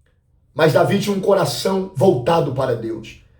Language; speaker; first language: Portuguese; native; Portuguese